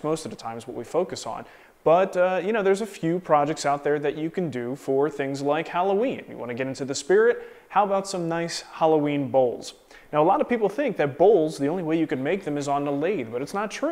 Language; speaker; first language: English; native; English